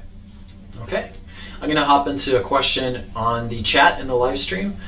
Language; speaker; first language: English; native; English